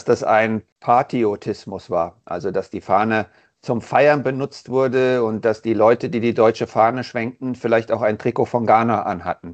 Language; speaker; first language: German; native; German